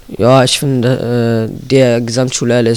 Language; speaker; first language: German; non-native, learner; Arabic